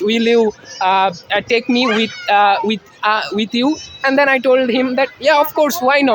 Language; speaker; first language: English; non-native, fluent; Bangla